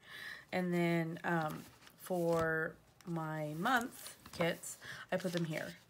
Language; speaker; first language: English; native; English